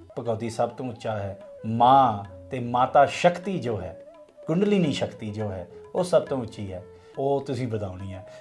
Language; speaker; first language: Punjabi; non-native, fluent; English